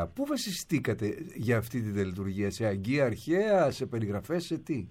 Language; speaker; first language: Greek; native; Greek